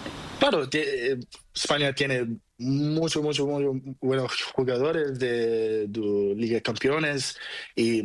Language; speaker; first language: Spanish; non-native, learner; Portuguese